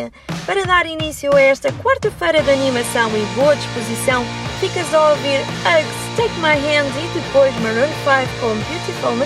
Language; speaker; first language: Portuguese; native; Portuguese